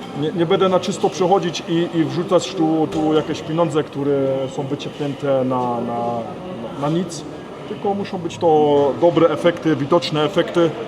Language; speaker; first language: Polish; early bilingual, heritage; Polish